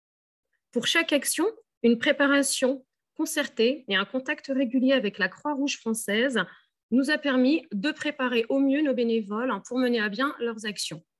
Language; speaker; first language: French; native; French